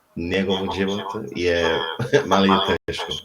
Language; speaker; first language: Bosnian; non-native, learner; English